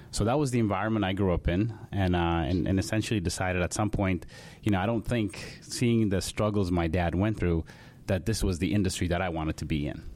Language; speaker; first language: English; early bilingual, other home language; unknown